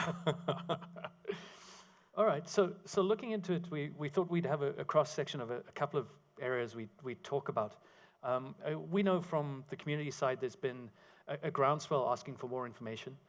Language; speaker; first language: English; native; English